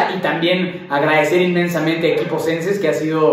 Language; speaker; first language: Spanish; native; Spanish